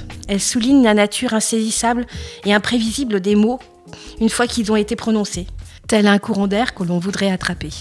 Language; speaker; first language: French; native; French